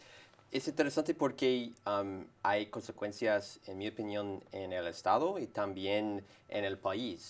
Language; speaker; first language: Spanish; non-native, fluent; English